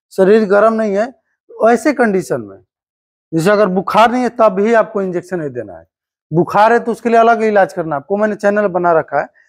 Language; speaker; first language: Hindi; native; Hindi